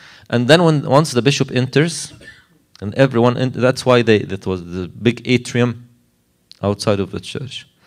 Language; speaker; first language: English; non-native, fluent; Arabic